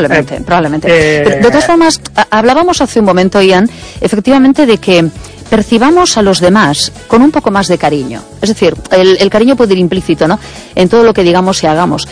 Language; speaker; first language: Spanish; native; Spanish